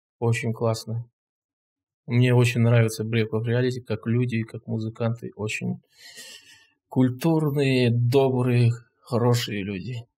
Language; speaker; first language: Russian; non-native, local second language; Kazakh